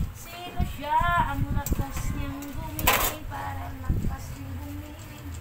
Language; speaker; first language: Filipino; non-native, local second language; Cebuano